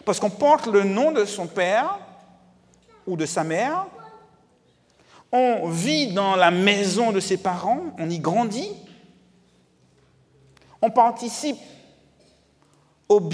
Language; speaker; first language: French; native; French